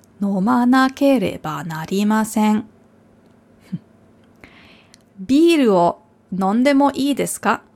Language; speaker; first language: Japanese; non-native, fluent; German